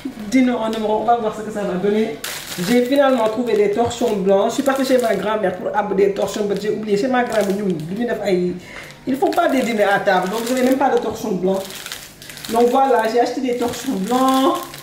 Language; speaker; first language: French; non-native, local second language; Wolof